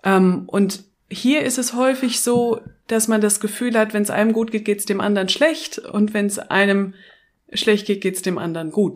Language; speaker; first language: German; native; German